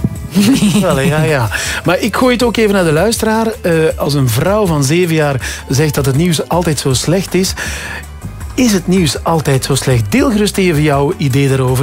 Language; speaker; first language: Dutch; native; Dutch